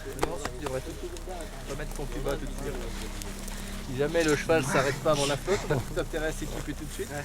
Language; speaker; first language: French; native; French